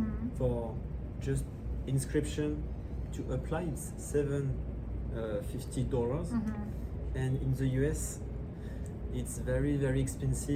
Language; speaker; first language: English; non-native, learner; French